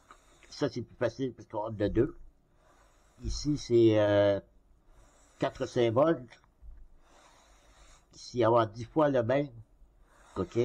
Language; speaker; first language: French; native; French